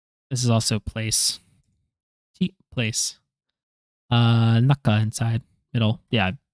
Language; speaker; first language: English; native; English